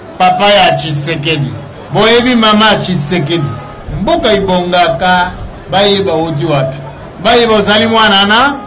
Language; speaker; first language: Lingala; non-native, local second language; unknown